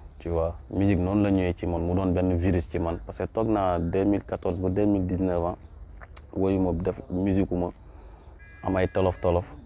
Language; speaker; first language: Wolof; non-native, local second language; Mandingo